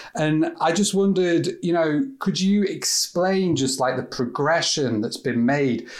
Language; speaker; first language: English; native; English